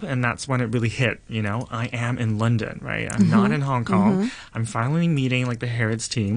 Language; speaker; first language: English; native; English